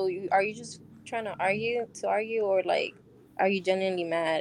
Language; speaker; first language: English; native; English